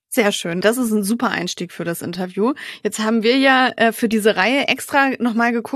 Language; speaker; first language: German; native; German